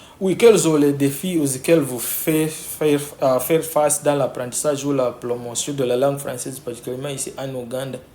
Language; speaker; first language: French; non-native, fluent; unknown